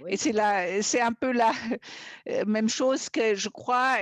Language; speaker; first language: French; non-native, fluent; German